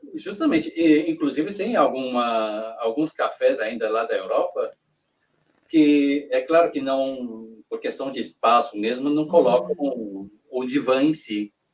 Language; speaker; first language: Portuguese; early bilingual, other home language; Korean